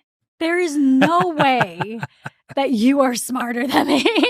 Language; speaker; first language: English; early bilingual, other home language; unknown